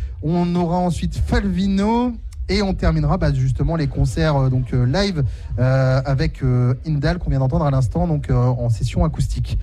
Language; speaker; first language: French; native; French